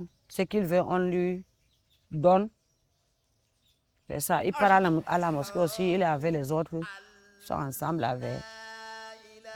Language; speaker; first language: French; non-native, local second language; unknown